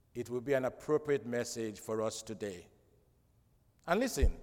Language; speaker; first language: English; non-native, local second language; Krio